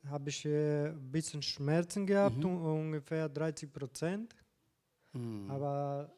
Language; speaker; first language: German; non-native, learner; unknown